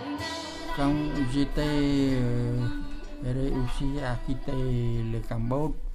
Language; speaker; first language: French; non-native, fluent; Khmer